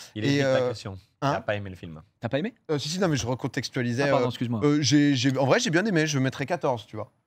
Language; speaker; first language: French; native; French